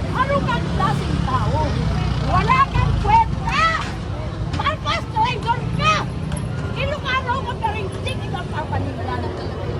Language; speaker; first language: Filipino; non-native, local second language; Iloko